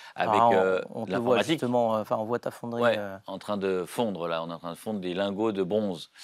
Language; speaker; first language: French; native; French